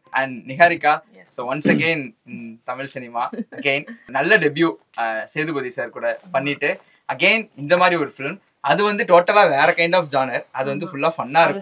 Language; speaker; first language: Tamil; native; Tamil